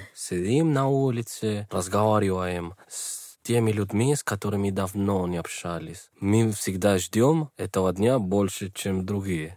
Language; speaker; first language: Russian; non-native, learner; Spanish